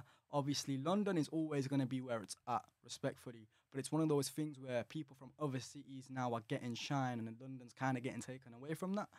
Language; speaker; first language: English; native; English